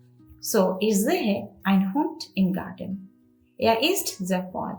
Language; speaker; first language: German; non-native, learner; Bangla